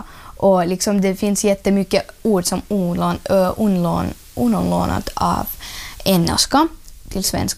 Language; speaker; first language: Swedish; non-native, learner; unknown